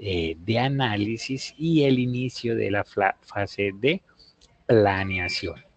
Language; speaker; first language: Spanish; native; Spanish